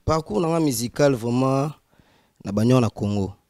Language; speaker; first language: French; non-native, local second language; Lingala